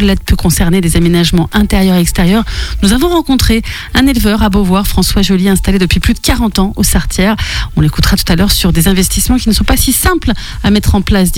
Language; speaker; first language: French; native; French